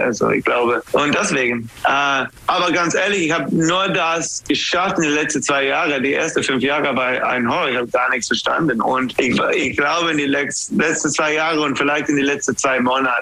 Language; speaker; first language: German; non-native, learner; English